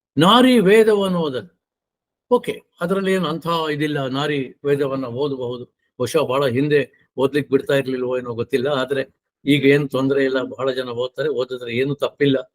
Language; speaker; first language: Kannada; native; Kannada